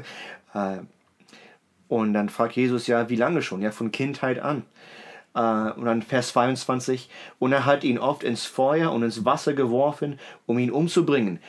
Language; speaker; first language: German; native; German